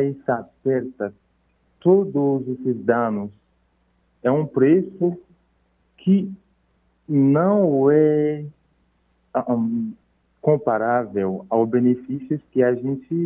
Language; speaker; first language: Portuguese; non-native, fluent; Haitian Creole